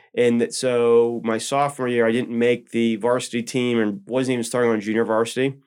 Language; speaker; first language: English; native; English